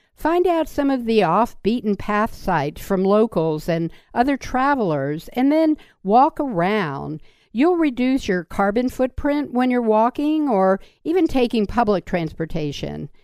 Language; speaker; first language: English; native; English